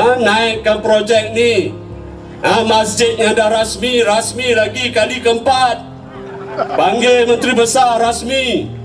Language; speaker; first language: Malay; native; Malay